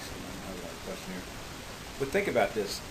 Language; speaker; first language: English; native; English